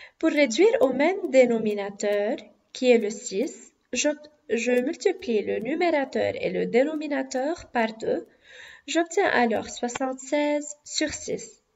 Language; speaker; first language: French; non-native, local second language; Arabic